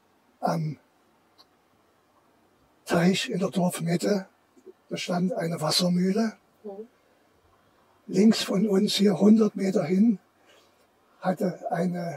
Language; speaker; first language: German; native; German